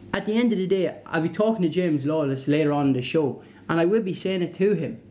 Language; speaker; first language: English; native; English